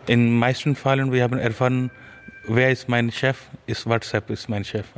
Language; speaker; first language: German; non-native, fluent; Urdu